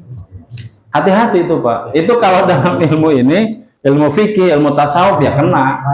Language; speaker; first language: Indonesian; non-native, local second language; Sundanese